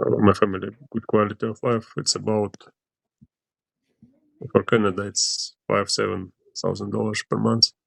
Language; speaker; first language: English; non-native, learner; Ukrainian